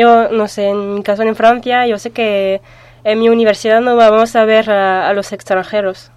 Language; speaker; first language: Spanish; non-native, fluent; French